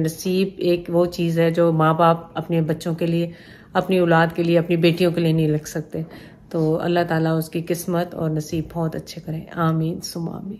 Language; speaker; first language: Urdu; native; Urdu